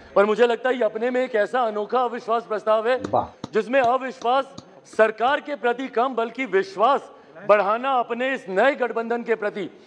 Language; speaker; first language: Hindi; native; Hindi